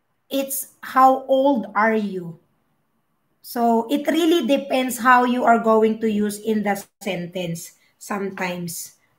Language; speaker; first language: English; non-native, local second language; Filipino